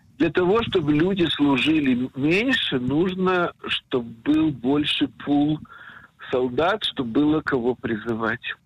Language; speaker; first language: Russian; native; Russian